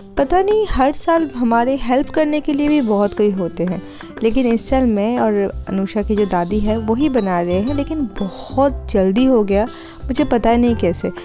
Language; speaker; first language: Hindi; non-native, local second language; Bangla